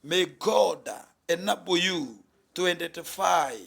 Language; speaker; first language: English; non-native, local second language; Swahili